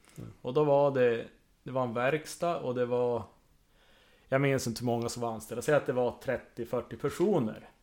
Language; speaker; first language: Swedish; native; Swedish